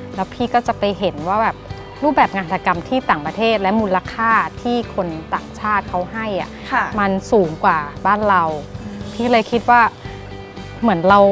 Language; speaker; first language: Thai; native; Thai